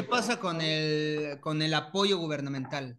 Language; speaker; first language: Spanish; native; Spanish